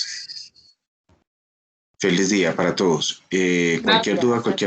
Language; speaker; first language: Spanish; native; Spanish